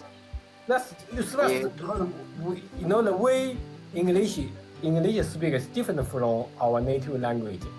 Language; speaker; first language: English; non-native, learner; Vietnamese